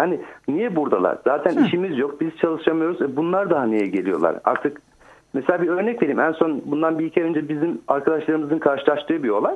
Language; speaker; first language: Turkish; native; Turkish